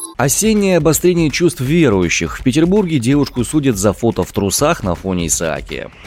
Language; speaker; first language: Russian; native; Russian